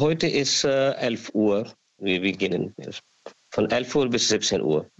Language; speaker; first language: German; non-native, learner; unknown